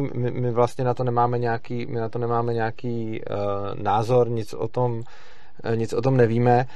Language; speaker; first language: Czech; native; Czech